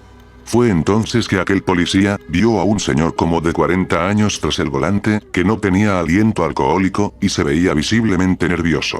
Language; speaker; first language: Spanish; native; Spanish